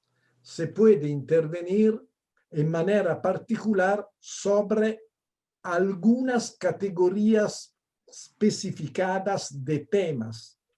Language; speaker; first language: Spanish; non-native, fluent; Italian